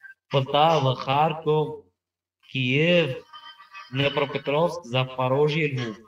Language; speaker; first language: Russian; non-native, learner; Arabic